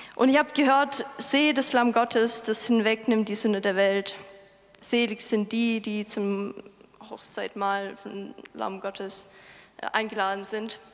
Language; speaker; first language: German; non-native, fluent; Lithuanian